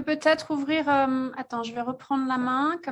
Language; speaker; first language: French; native; French